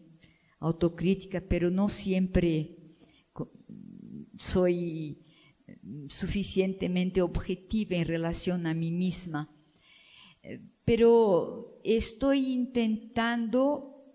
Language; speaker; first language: Spanish; non-native, fluent; Portuguese